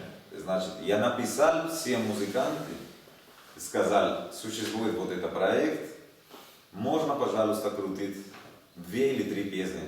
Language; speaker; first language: Russian; non-native, learner; Spanish